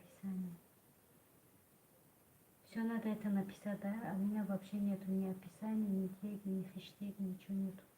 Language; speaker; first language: Russian; non-native, learner; Tajik